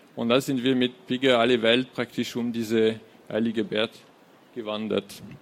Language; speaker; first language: German; non-native, fluent; French